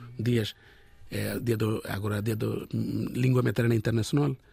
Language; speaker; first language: Portuguese; non-native, learner; Bangla